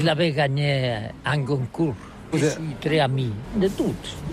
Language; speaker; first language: French; non-native, learner; Catalan